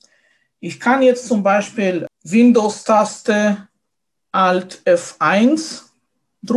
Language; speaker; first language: German; non-native, fluent; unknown